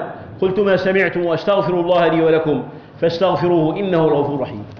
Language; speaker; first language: Arabic; native; Arabic